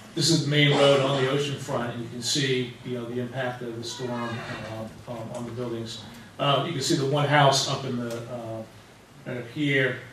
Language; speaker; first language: English; native; English